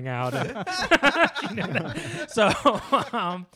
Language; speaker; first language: English; native; English